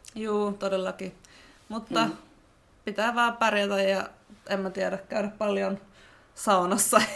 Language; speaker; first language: Finnish; non-native, fluent; German